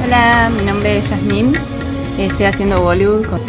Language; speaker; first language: Spanish; native; Spanish